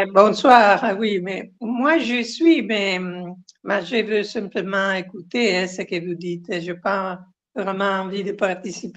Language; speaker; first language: French; non-native, fluent; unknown